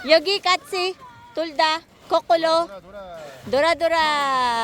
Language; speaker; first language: Korean; non-native, learner; Filipino